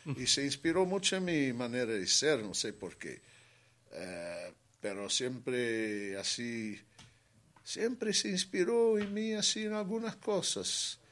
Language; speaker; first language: Spanish; non-native, fluent; English